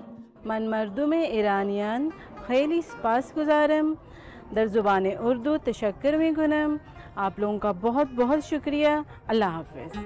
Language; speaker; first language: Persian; non-native, learner; Urdu